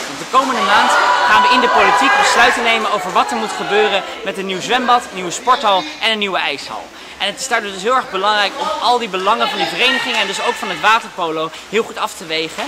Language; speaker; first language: Dutch; native; Dutch